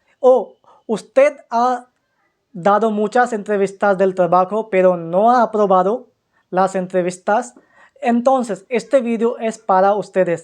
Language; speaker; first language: Spanish; non-native, fluent; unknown